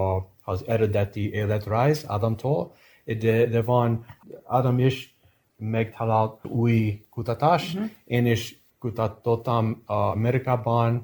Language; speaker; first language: Hungarian; early bilingual, heritage; English